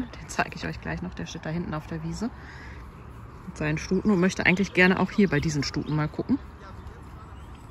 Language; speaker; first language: German; native; German